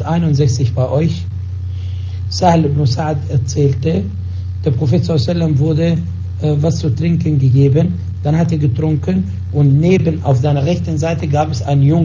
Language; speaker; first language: German; non-native, fluent; Arabic